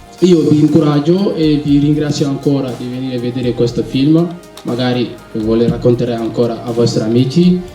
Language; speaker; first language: Italian; non-native, fluent; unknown